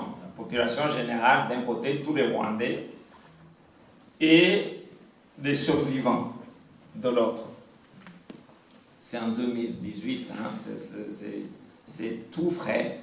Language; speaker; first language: French; non-native, local second language; Kinyarwanda